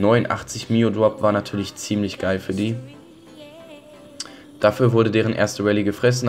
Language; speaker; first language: German; native; German